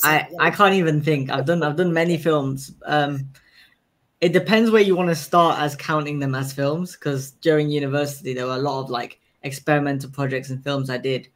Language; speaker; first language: English; native; English